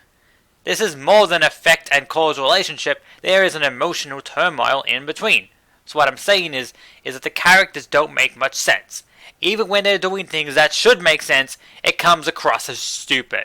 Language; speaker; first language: English; native; English